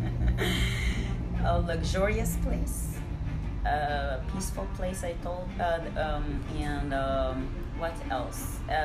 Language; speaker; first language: English; non-native, fluent; Arabic